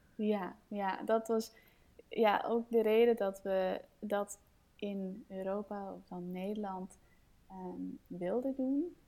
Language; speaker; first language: Dutch; non-native, fluent; Danish